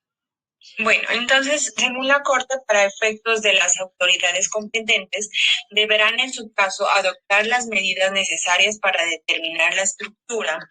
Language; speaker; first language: Spanish; native; Spanish